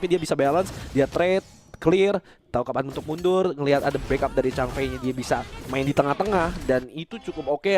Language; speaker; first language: Indonesian; native; Indonesian